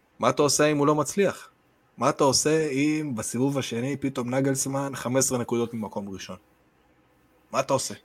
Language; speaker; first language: Hebrew; native; Hebrew